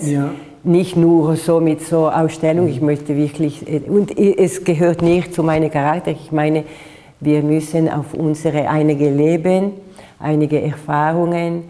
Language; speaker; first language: German; non-native, fluent; Italian